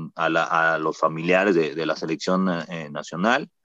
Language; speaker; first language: Spanish; native; Spanish